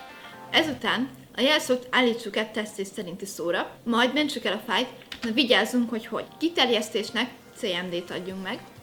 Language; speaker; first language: Hungarian; native; Hungarian